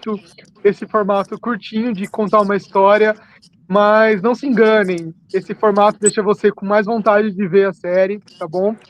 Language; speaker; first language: Portuguese; native; Portuguese